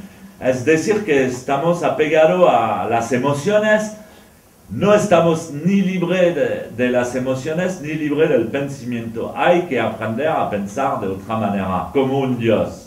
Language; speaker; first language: Spanish; non-native, fluent; French